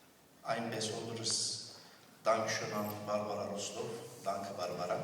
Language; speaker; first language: German; non-native, fluent; Zaza